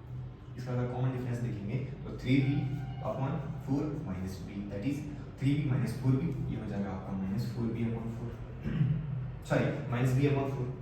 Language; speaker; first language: Hindi; native; Hindi